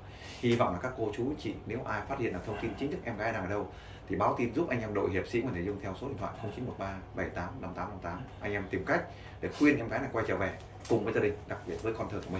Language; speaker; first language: Vietnamese; native; Vietnamese